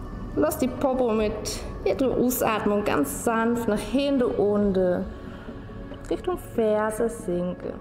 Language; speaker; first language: German; non-native, fluent; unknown